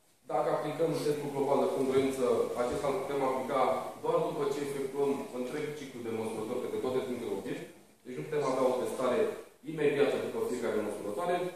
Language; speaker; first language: Romanian; native; Romanian